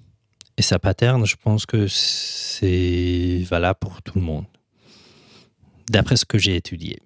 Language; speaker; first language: French; non-native, fluent; Persian